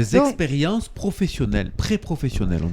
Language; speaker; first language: French; native; French